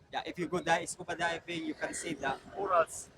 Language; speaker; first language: English; non-native, local second language; Cebuano